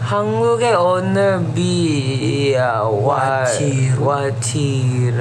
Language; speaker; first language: Korean; non-native, learner; Filipino